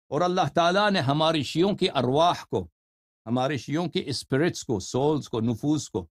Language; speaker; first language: Urdu; non-native, fluent; Persian